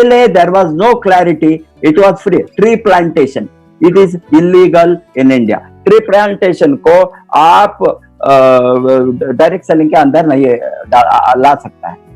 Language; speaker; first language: Hindi; non-native, local second language; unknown